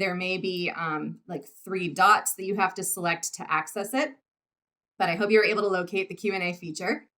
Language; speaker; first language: English; native; English